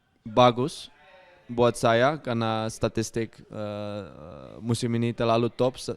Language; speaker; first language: Indonesian; non-native, fluent; Dutch